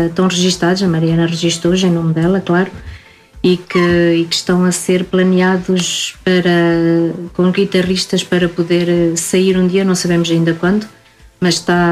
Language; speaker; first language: Portuguese; native; Portuguese